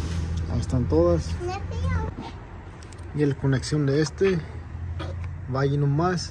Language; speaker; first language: Spanish; early bilingual, heritage; Spanish